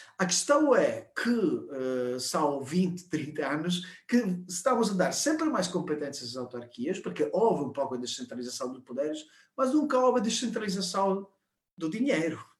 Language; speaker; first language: Portuguese; non-native, fluent; Italian